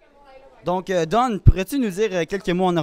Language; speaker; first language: French; native; French